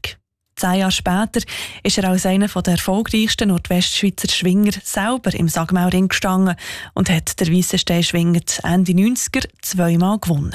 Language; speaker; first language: German; native; German